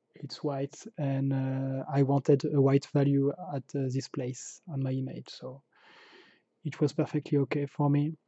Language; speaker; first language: English; non-native, fluent; French